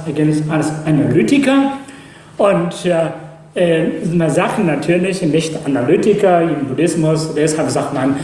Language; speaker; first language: German; non-native, fluent; Chinese